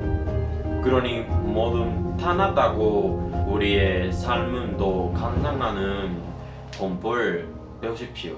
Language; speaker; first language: Korean; non-native, learner; Spanish